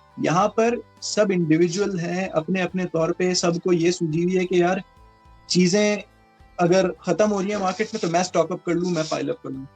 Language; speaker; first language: Urdu; native; Urdu